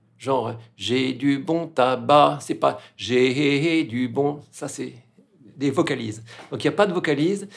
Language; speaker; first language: French; native; French